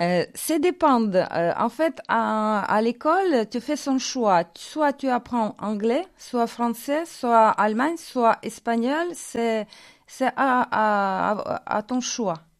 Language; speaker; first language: French; non-native, fluent; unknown